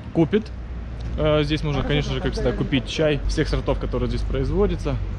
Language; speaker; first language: Russian; native; Russian